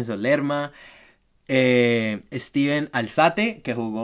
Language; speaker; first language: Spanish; early bilingual, heritage; Spanish